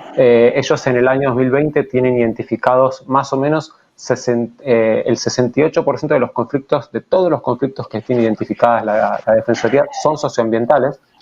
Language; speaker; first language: Spanish; native; Spanish